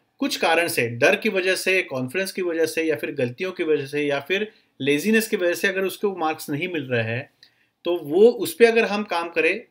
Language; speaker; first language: Hindi; non-native, local second language; Marathi